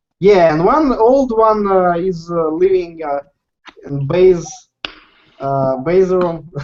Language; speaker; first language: English; non-native, learner; Russian